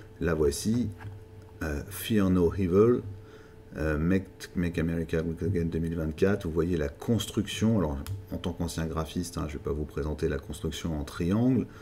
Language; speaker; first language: French; native; French